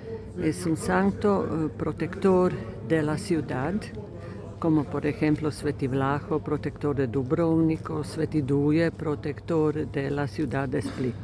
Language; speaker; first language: Spanish; non-native, fluent; Croatian